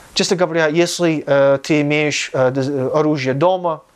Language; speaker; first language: Russian; non-native, learner; English